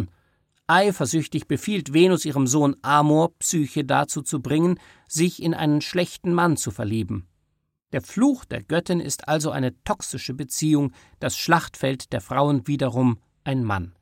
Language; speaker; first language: German; native; German